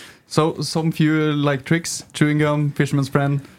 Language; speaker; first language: English; non-native, fluent; Norwegian